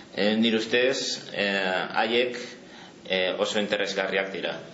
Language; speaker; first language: Basque; non-native, learner; Catalan